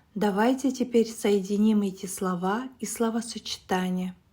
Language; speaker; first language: Russian; non-native, local second language; Kazakh